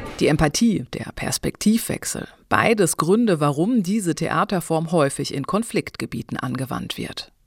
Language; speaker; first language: German; native; German